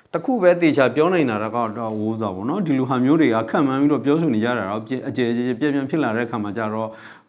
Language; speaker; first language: Burmese; non-native, local second language; S'gaw Karen